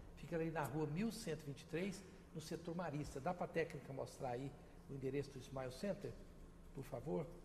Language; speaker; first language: Portuguese; native; Portuguese